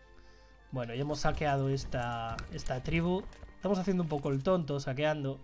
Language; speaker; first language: Spanish; native; Spanish